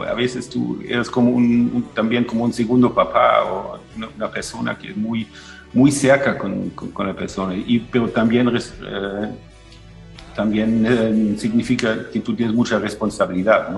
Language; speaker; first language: Spanish; non-native, fluent; German